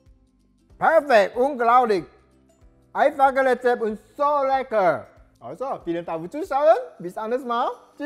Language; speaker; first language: German; non-native, learner; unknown